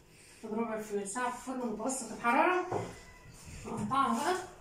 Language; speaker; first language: Arabic; native; Arabic